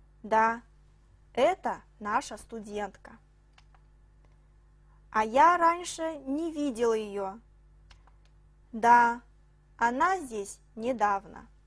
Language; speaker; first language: Russian; non-native, fluent; Chinese